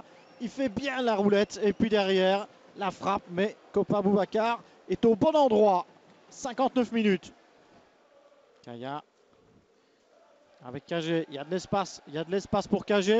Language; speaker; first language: French; native; French